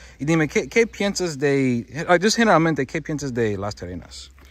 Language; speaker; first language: Spanish; non-native, learner; English